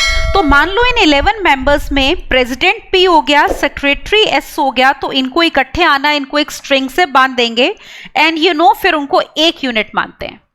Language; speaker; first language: Hindi; native; Hindi